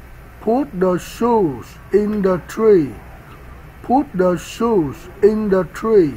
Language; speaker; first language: English; non-native, learner; Vietnamese